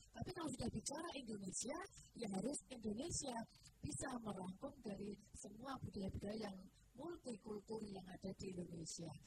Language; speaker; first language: Indonesian; non-native, local second language; Javanese